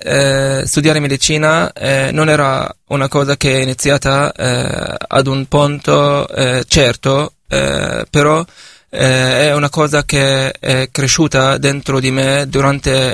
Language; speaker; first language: Italian; non-native, fluent; Arabic